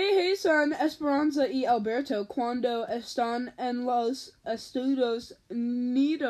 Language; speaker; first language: Spanish; non-native, learner; English